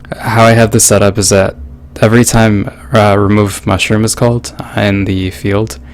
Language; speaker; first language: English; native; English